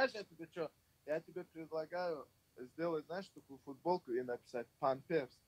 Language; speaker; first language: Russian; non-native, local second language; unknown